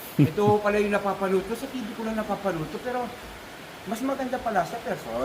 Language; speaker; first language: Filipino; native; Filipino